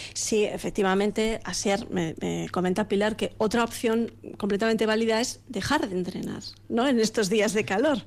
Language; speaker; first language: Spanish; native; Spanish